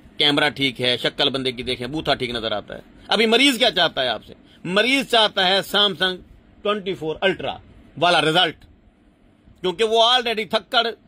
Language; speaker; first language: Urdu; non-native, local second language; Punjabi